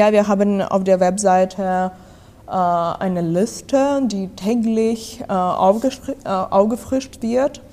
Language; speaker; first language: German; non-native, fluent; Ukrainian